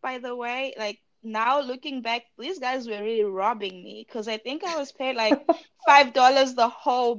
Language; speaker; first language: English; non-native, local second language; Shona